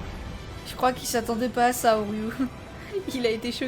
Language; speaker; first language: French; native; French